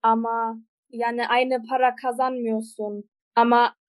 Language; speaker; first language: Turkish; early bilingual, heritage; Turkish